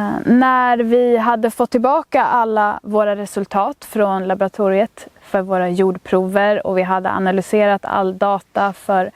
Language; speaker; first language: Swedish; native; Swedish